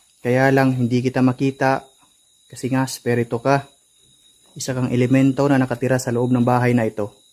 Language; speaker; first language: Filipino; native; Filipino